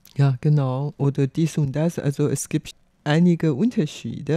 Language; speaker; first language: German; non-native, fluent; Chinese